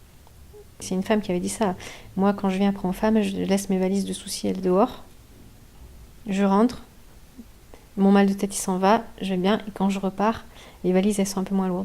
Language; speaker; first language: French; native; French